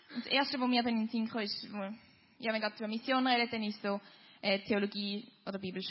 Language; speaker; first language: German; native; German